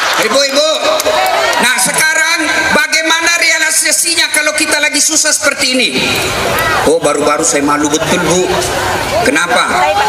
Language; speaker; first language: Indonesian; non-native, local second language; Buginese